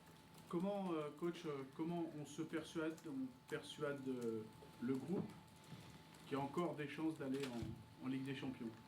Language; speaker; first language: French; native; French